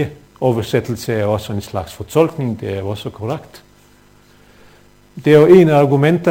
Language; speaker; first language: Danish; non-native, fluent; Bosnian